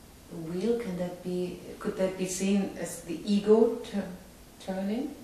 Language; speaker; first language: English; non-native, fluent; German